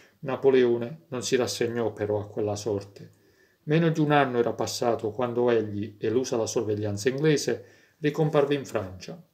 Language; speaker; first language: Italian; native; Italian